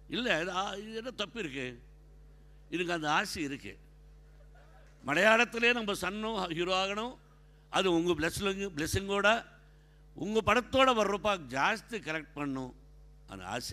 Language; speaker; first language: Tamil; non-native, local second language; Telugu